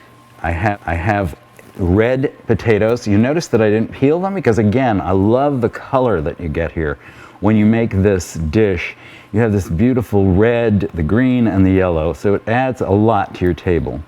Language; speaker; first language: English; native; English